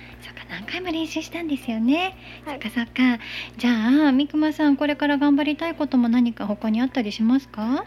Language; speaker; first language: Japanese; native; Japanese